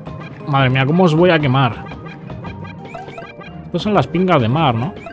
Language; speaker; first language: Spanish; native; Spanish